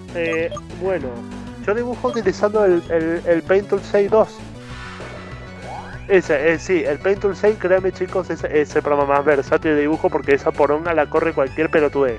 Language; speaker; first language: Spanish; native; Spanish